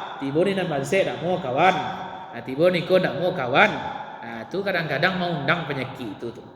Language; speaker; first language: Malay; non-native, local second language; Minangkabau